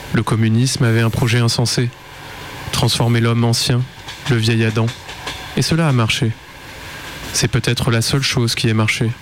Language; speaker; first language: French; native; French